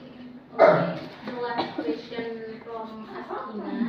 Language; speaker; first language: English; non-native, learner; Indonesian